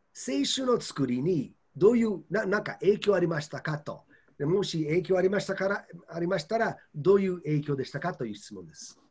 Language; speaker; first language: Japanese; non-native, fluent; English